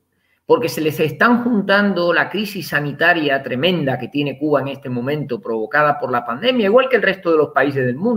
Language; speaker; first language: Spanish; native; Spanish